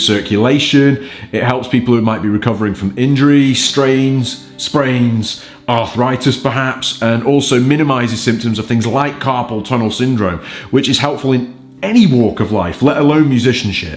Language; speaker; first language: English; native; English